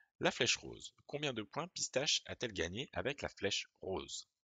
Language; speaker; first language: French; native; French